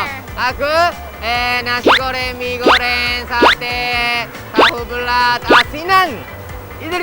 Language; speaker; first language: Indonesian; non-native, fluent; Japanese